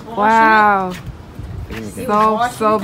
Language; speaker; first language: English; non-native, learner; Vietnamese